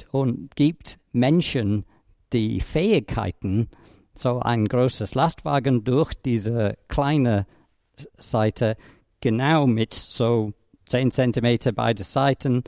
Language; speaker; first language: German; non-native, fluent; English